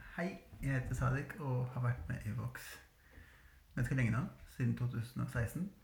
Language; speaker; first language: Norwegian; early bilingual, other home language; Albanian